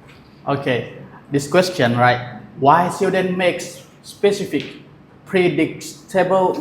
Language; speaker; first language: English; non-native, learner; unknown